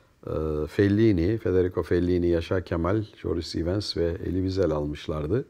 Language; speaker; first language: Turkish; native; Turkish